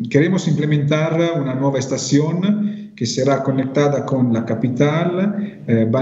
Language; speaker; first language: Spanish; non-native, fluent; Italian